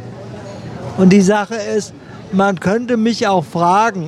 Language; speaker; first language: German; native; German